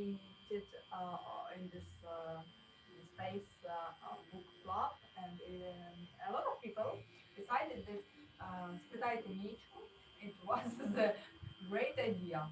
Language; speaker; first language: English; non-native, learner; Ukrainian